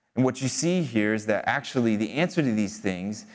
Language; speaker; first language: English; native; English